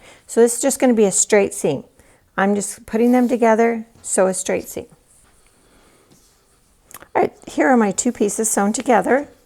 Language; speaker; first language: English; native; English